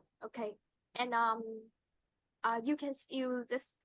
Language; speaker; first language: English; non-native, fluent; Vietnamese